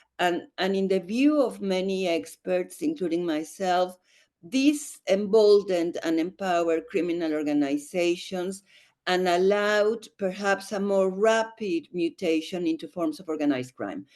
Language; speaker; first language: English; non-native, fluent; Spanish